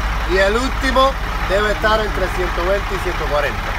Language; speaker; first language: Spanish; native; Spanish